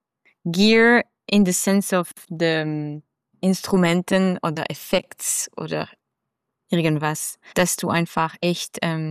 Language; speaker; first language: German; non-native, fluent; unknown